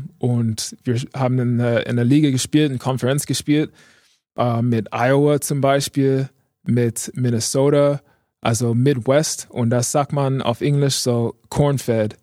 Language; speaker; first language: German; non-native, fluent; English